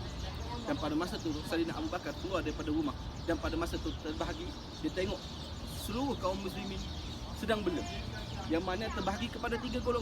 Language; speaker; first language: Malay; native; Malay